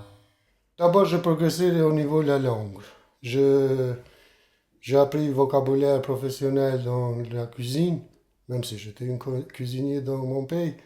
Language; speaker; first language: French; non-native, learner; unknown